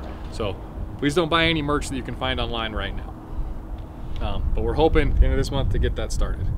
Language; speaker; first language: English; native; English